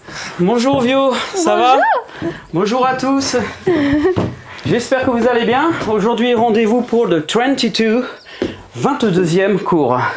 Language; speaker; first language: French; native; French